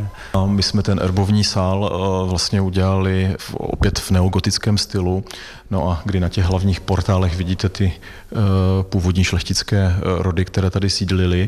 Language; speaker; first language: Czech; native; Czech